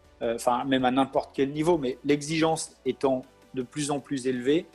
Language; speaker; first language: French; native; French